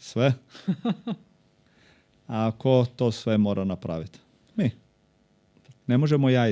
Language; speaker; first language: Croatian; native; Croatian